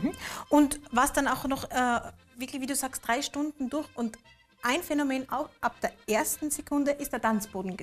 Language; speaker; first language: German; native; German